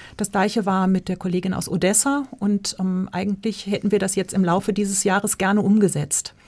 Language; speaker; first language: German; native; German